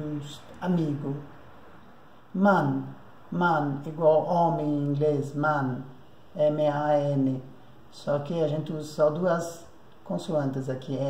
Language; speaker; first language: Portuguese; non-native, fluent; Persian